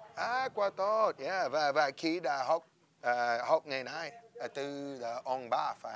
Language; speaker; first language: Vietnamese; non-native, learner; English